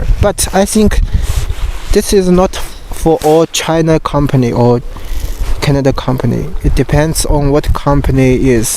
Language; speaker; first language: English; non-native, learner; Chinese